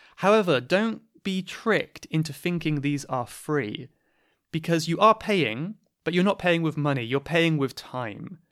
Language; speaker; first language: English; native; English